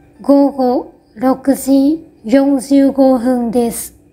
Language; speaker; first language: Japanese; non-native, fluent; Vietnamese